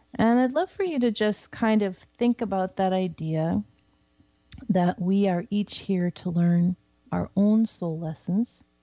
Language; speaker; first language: English; native; English